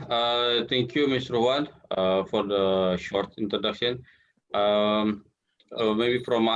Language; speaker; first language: English; non-native, learner; Indonesian